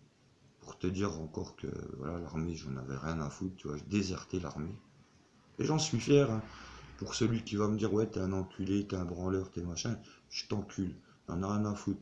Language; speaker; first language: French; native; French